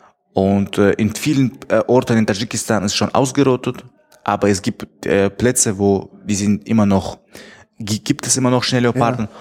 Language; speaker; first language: German; non-native, fluent; Tajik